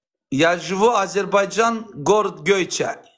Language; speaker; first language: Russian; non-native, learner; Azerbaijani